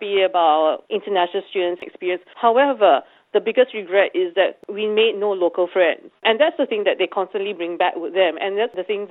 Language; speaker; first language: English; native; English